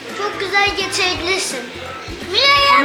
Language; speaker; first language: Turkish; early bilingual, other home language; Persian